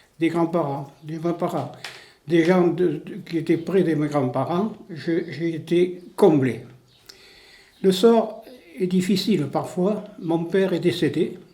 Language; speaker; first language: French; native; French